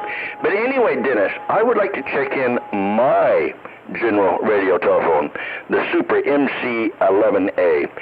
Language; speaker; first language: English; native; English